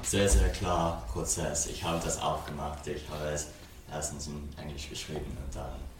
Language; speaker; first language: German; non-native, learner; English